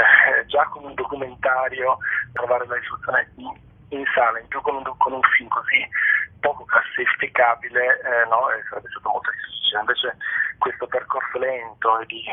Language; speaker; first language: Italian; native; Italian